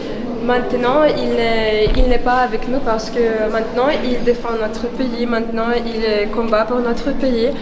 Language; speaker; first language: French; non-native, fluent; Ukrainian